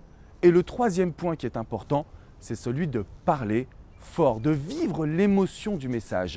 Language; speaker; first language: French; native; French